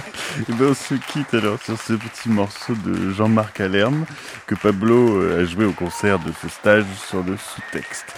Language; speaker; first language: French; native; French